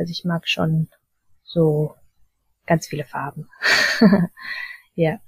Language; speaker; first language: German; early bilingual, heritage; German